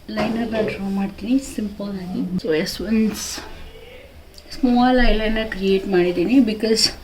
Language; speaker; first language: Kannada; native; Kannada